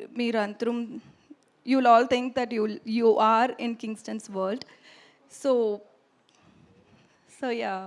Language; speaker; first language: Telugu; non-native, local second language; Tamil